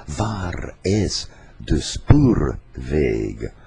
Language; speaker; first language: Dutch; non-native, learner; English